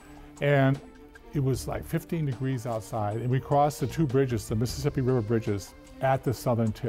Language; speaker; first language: English; native; English